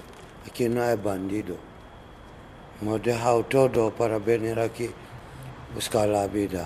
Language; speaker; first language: Spanish; non-native, learner; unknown